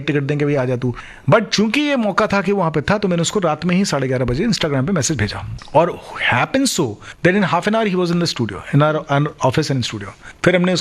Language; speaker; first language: Hindi; non-native, local second language; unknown